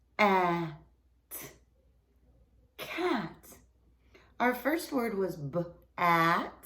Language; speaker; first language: English; native; English